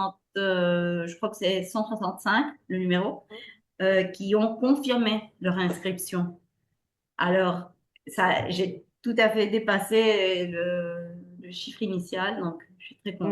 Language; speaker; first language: French; non-native, fluent; Spanish